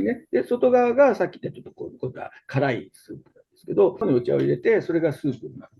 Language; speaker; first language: Japanese; native; Japanese